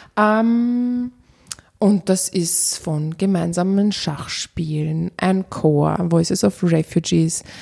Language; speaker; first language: German; early bilingual, other home language; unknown